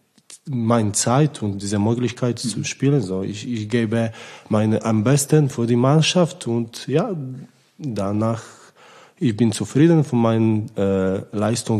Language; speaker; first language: German; non-native, learner; Polish